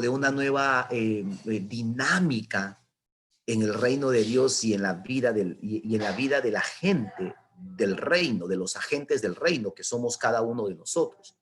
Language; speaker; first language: Spanish; native; Spanish